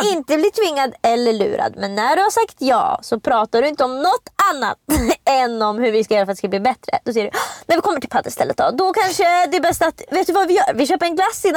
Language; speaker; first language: Swedish; native; Swedish